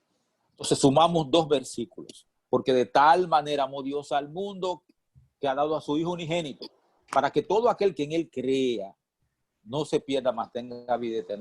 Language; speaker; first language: Spanish; native; Spanish